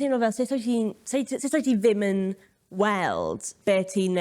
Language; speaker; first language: Welsh; non-native, local second language; English